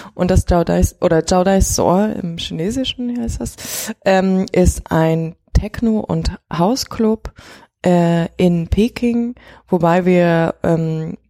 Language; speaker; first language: German; early bilingual, heritage; Chinese